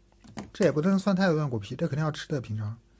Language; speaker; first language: Chinese; native; Chinese